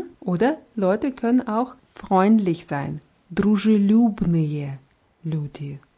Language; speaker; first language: German; non-native, fluent; Russian